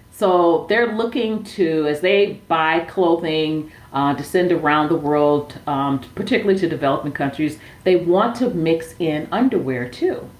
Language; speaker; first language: English; native; English